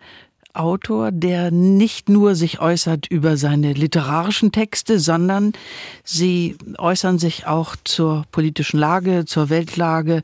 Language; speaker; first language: German; native; German